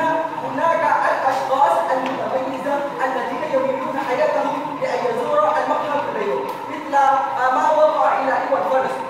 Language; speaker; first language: Arabic; non-native, learner; Indonesian